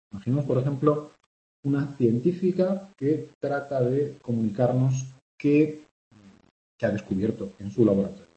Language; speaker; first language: Spanish; native; Spanish